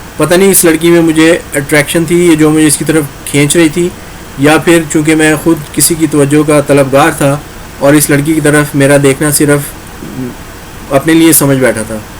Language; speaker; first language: Urdu; non-native, local second language; Punjabi